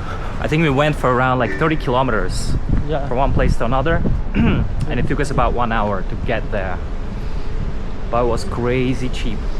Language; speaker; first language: English; non-native, fluent; Russian